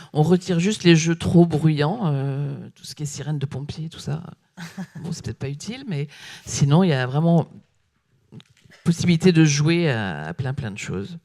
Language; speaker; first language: French; native; French